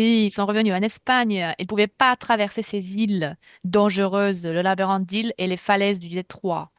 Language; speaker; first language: French; non-native, fluent; Russian